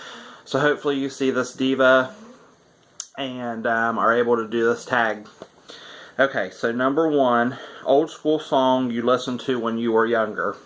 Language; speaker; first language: English; native; English